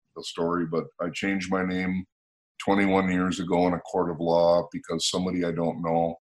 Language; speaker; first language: English; native; English